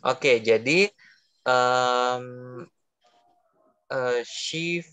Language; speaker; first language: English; non-native, fluent; Indonesian